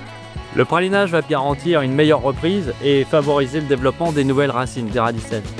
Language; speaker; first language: French; native; French